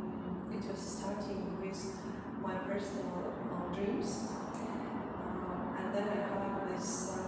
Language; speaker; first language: English; non-native, fluent; Latvian